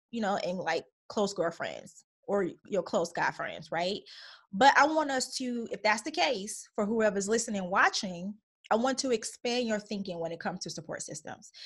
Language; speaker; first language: English; native; English